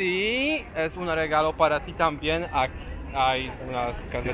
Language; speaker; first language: Spanish; non-native, learner; Polish